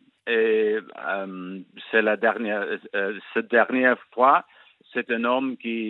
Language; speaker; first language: French; non-native, learner; English